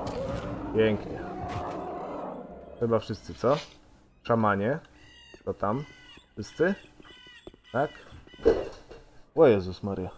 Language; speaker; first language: Polish; native; Polish